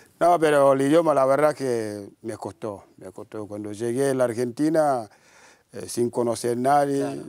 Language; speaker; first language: Spanish; non-native, learner; Wolof